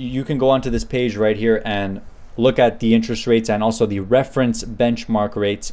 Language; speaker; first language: English; native; English